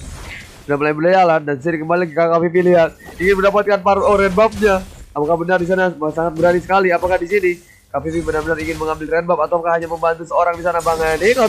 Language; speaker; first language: Indonesian; native; Indonesian